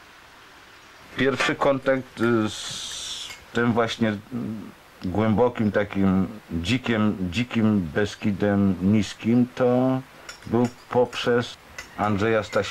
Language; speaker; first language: Polish; native; Polish